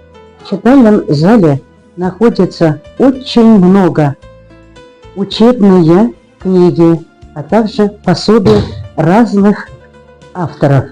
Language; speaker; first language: Russian; non-native, local second language; Uzbek